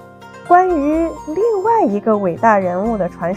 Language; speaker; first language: Chinese; native; Chinese